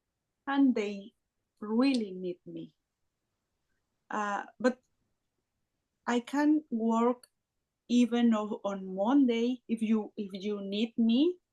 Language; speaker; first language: English; non-native, learner; Spanish